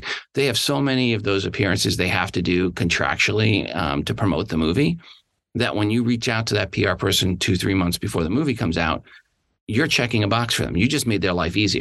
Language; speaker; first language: English; native; English